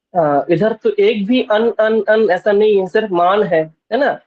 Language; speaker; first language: Hindi; non-native, local second language; Bangla